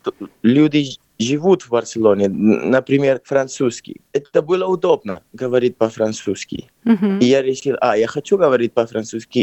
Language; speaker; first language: Russian; non-native, fluent; Spanish